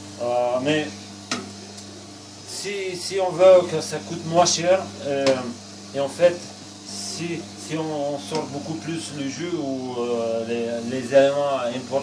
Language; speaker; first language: French; non-native, fluent; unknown